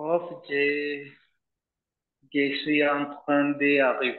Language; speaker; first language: French; non-native, learner; Spanish